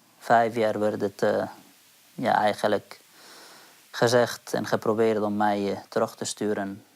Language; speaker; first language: Dutch; non-native, fluent; Persian